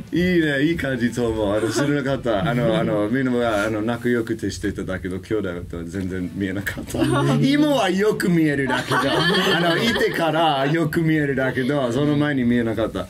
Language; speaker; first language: Japanese; non-native, fluent; English